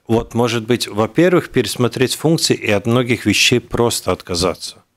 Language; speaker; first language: Russian; non-native, local second language; Latvian